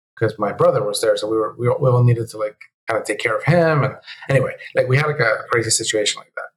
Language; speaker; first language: English; early bilingual, other home language; Spanish